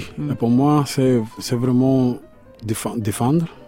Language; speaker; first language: French; non-native, learner; Spanish